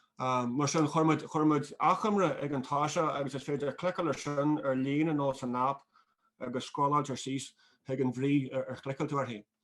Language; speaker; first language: Irish; native; Irish